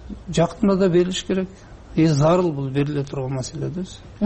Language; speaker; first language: Kyrgyz; native; Kyrgyz